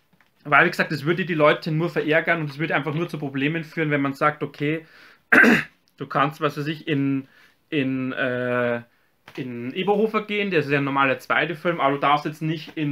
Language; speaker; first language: German; native; German